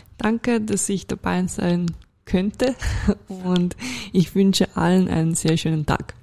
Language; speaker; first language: German; non-native, fluent; Russian